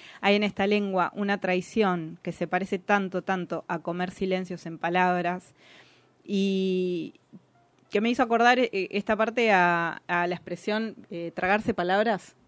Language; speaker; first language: Spanish; native; Spanish